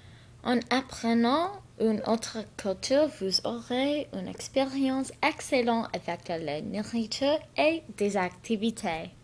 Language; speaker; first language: French; non-native, learner; English